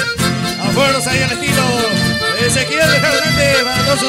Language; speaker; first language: Spanish; native; Spanish